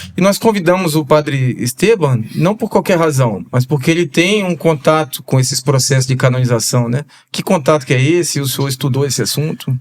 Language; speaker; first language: Portuguese; native; Portuguese